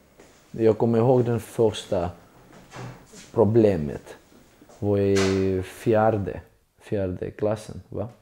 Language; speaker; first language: Swedish; early bilingual, other home language; Georgian